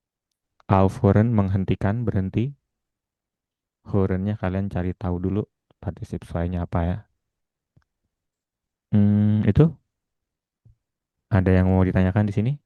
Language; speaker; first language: Indonesian; native; Indonesian